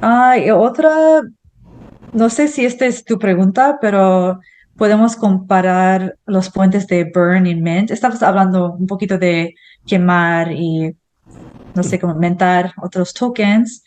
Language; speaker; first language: Spanish; non-native, fluent; English